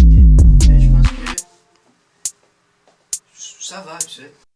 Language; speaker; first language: French; non-native, fluent; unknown